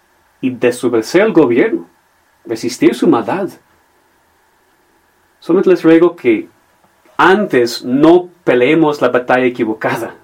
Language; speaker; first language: Spanish; non-native, fluent; English